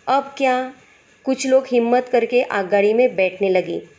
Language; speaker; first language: Hindi; non-native, local second language; Marathi